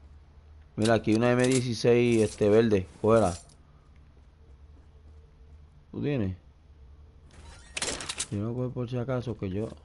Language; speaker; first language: Spanish; native; Spanish